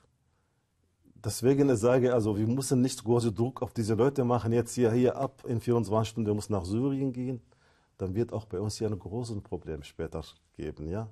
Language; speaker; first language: German; non-native, fluent; Arabic